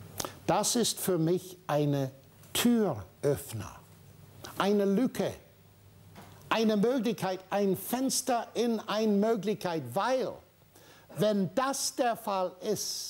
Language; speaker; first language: German; non-native, fluent; English